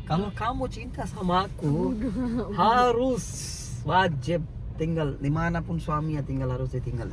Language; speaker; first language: Indonesian; non-native, learner; Urdu